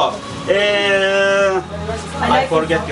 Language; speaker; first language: English; non-native, learner; Turkish